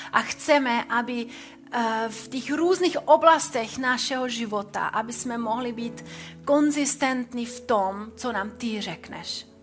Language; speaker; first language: Czech; non-native, fluent; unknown